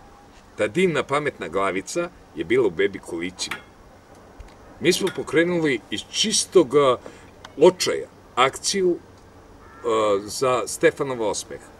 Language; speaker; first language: Serbian; native; Serbian